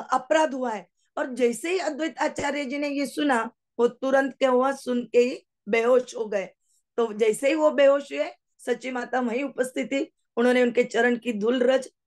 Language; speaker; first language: Hindi; non-native, local second language; Marathi